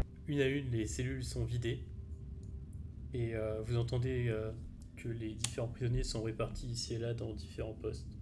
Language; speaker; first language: French; native; French